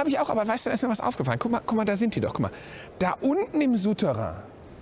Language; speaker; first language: German; native; German